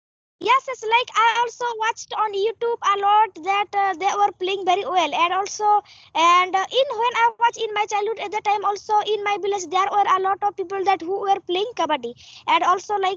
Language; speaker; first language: English; non-native, learner; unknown